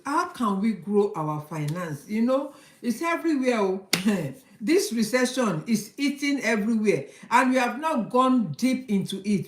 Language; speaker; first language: English; non-native, local second language; Yoruba